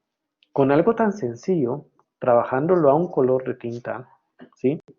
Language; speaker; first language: Spanish; native; Spanish